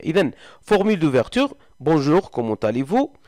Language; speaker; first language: French; non-native, local second language; Arabic